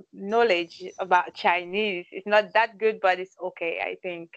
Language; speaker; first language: English; non-native, local second language; French